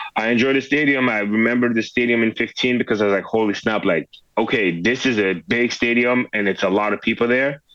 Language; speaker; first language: English; non-native, fluent; French